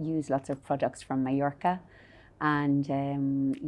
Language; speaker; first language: English; native; English